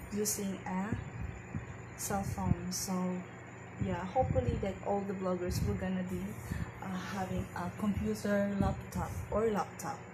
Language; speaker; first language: English; non-native, local second language; Filipino